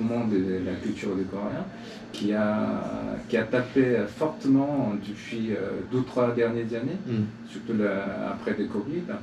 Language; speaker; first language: French; non-native, learner; Korean